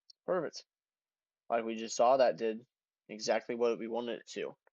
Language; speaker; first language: English; native; English